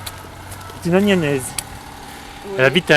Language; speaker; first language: French; native; French